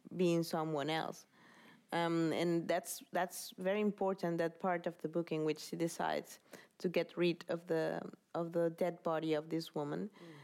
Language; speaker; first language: English; non-native, fluent; Spanish